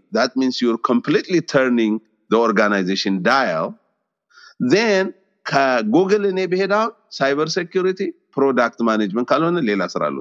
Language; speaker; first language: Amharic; native; Amharic